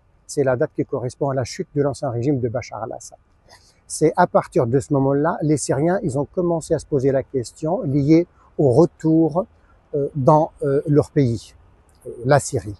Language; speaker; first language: French; non-native, fluent; Arabic